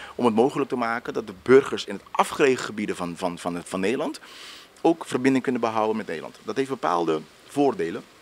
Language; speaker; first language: Dutch; non-native, local second language; Papiamento